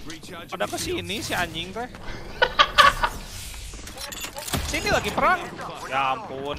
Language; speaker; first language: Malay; non-native, local second language; Sundanese